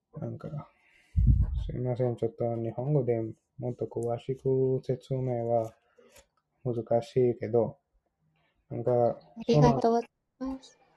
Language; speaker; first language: Japanese; non-native, learner; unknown